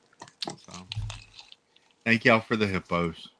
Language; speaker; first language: English; native; English